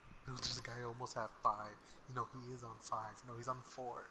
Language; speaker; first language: English; native; English